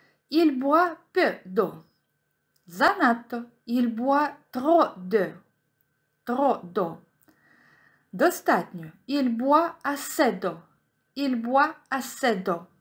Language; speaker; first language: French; non-native, fluent; Ukrainian